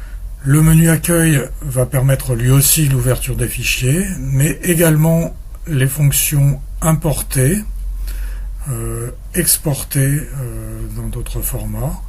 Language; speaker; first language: French; native; French